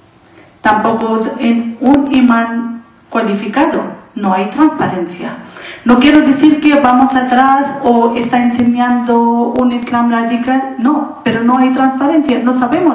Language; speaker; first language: Spanish; non-native, learner; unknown